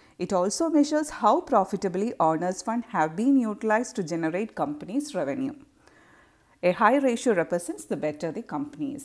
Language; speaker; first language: English; non-native, local second language; Malayalam